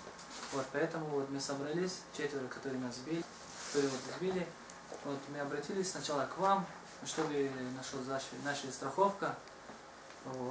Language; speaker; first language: Russian; non-native, fluent; Tajik